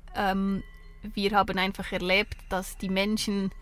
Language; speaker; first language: German; native; German